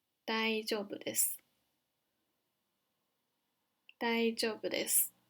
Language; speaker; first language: Japanese; non-native, fluent; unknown